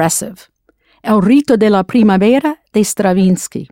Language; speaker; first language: Spanish; non-native, fluent; English